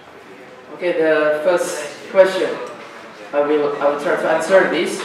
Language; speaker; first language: English; non-native, learner; Indonesian